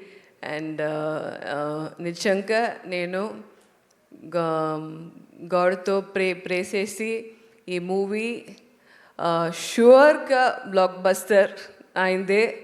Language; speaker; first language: Telugu; non-native, learner; Tamil